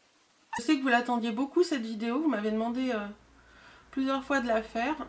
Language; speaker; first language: French; native; French